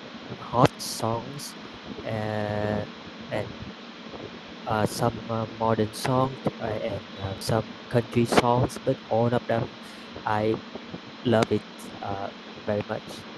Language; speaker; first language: English; non-native, learner; Vietnamese